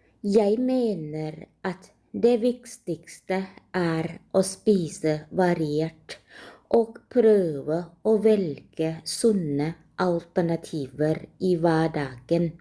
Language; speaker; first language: Norwegian; non-native, learner; Thai